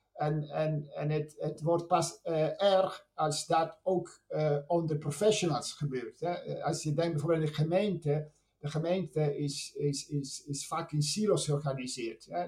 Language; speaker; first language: Dutch; non-native, fluent; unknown